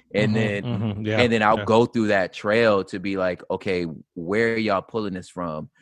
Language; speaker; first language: English; native; English